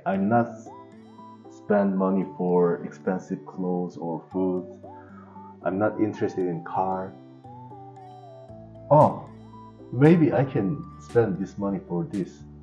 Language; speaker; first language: English; non-native, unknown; Korean